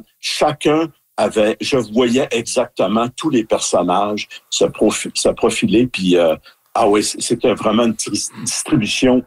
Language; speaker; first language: French; native; French